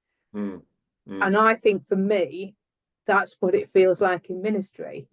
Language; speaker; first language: English; native; English